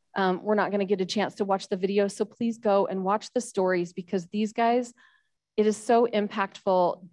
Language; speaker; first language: English; native; English